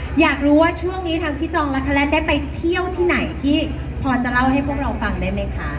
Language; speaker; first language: Thai; native; Thai